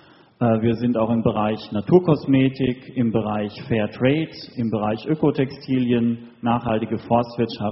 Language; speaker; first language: German; native; German